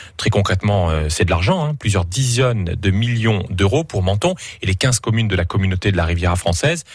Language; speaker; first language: French; native; French